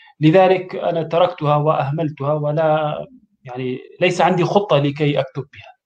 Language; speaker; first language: Arabic; non-native, local second language; Kurdish